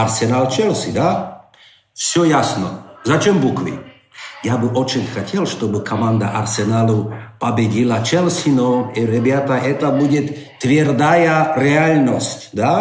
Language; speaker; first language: Russian; non-native, learner; Slovak